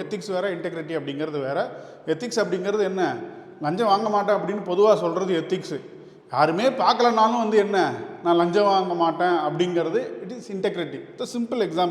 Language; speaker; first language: Tamil; native; Tamil